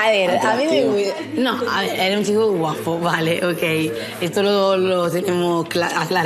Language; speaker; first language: Spanish; non-native, fluent; Italian